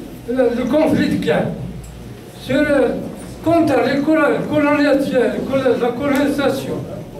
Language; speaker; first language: French; non-native, local second language; Kabyle